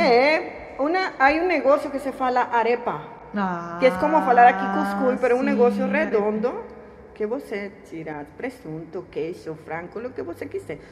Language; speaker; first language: Portuguese; non-native, learner; Spanish